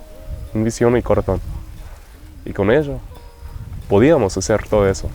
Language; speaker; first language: Spanish; non-native, fluent; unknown